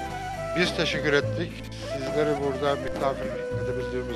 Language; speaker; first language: Turkish; native; Turkish